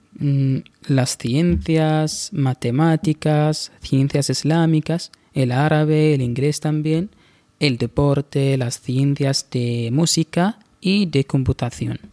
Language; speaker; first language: Spanish; non-native, fluent; Arabic